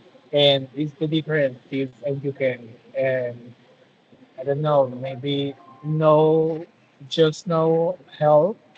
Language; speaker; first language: English; non-native, learner; Spanish